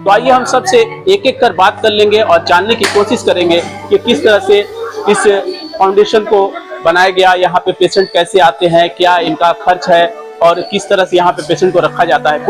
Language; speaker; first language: Hindi; native; Hindi